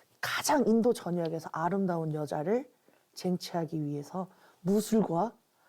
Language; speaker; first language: Korean; native; Korean